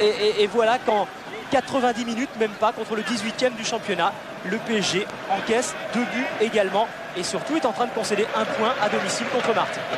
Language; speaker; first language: French; native; French